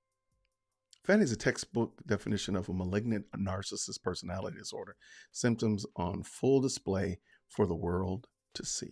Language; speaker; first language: English; native; English